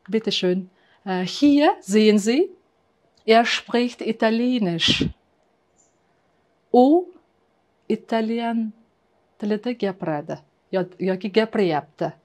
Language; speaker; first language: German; non-native, fluent; Uzbek